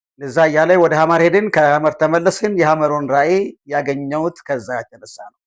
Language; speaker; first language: Amharic; non-native, local second language; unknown